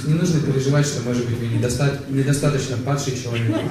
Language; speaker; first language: Russian; native; Russian